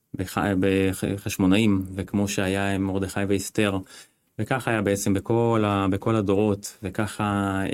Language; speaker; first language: Hebrew; non-native, fluent; Russian